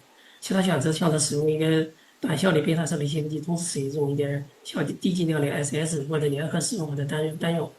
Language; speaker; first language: Chinese; non-native, local second language; Indonesian